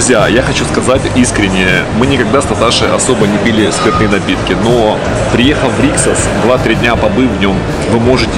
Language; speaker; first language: Russian; native; Russian